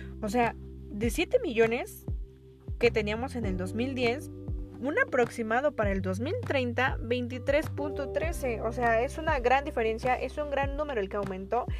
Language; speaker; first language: Spanish; native; Spanish